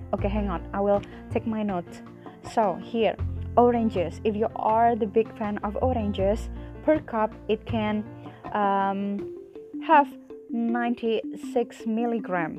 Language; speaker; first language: English; non-native, fluent; Indonesian